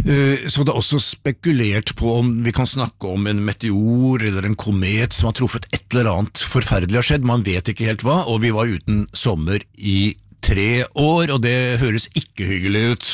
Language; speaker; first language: Norwegian; native; Norwegian